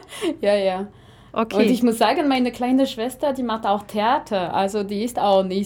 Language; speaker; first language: German; non-native, fluent; French